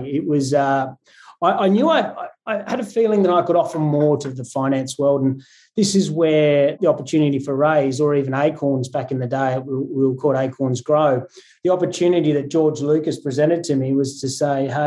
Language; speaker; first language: English; native; English